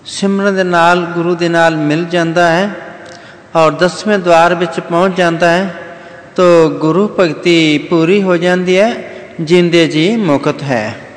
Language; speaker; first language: Punjabi; native; Punjabi